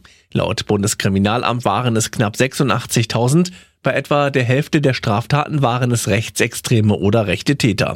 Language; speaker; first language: German; native; German